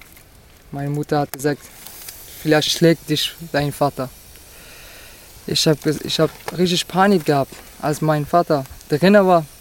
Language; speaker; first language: German; non-native, fluent; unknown